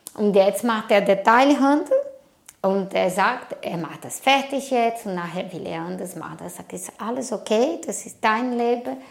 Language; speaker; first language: German; non-native, fluent; Portuguese